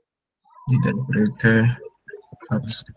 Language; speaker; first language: German; non-native, fluent; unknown